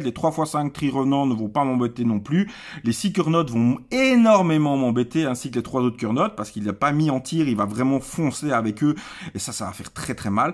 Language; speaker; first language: French; native; French